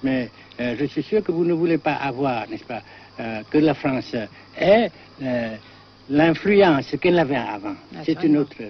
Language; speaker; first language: French; non-native, fluent; Vietnamese